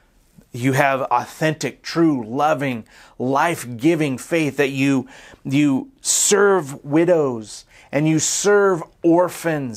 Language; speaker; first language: English; native; English